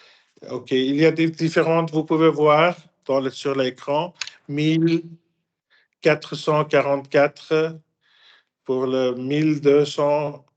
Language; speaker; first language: French; non-native, fluent; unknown